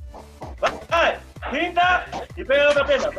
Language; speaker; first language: Portuguese; non-native, learner; Spanish